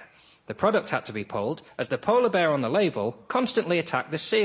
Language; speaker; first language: English; native; English